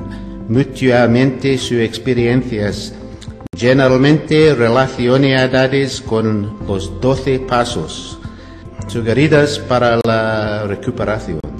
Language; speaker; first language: Spanish; non-native, learner; English